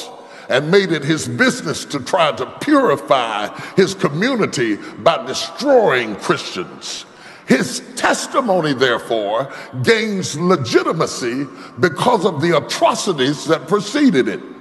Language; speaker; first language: English; native; English